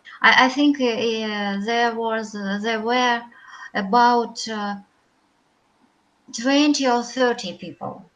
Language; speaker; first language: English; non-native, learner; Russian